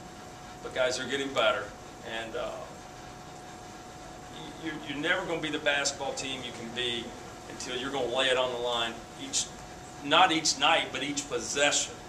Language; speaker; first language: English; native; English